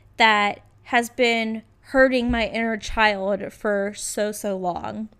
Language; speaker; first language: English; native; English